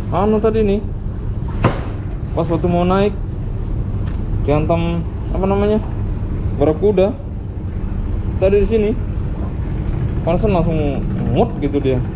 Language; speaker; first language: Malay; non-native, local second language; Javanese